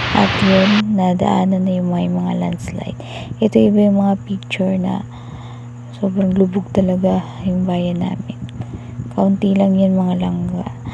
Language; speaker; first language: Filipino; non-native, local second language; Cebuano